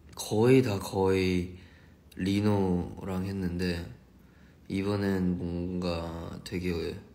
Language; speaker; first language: Korean; early bilingual, heritage; Korean